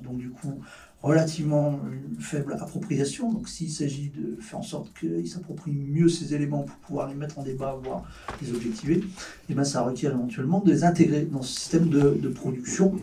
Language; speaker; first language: French; native; French